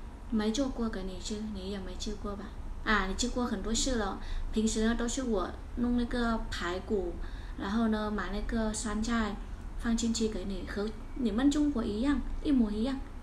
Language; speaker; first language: Chinese; non-native, fluent; Vietnamese